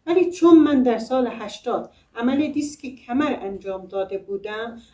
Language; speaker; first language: Persian; non-native, local second language; Azerbaijani